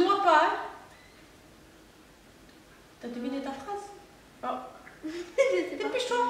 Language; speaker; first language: French; native; French